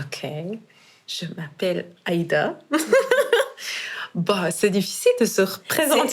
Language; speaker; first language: French; non-native, fluent; Persian